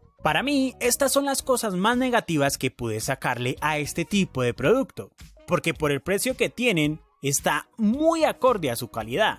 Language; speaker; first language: Spanish; native; Spanish